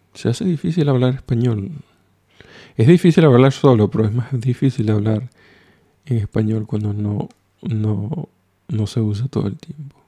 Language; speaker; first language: Spanish; native; Spanish